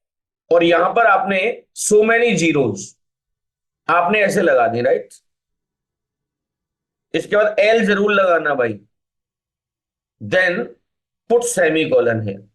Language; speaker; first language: Hindi; native; Hindi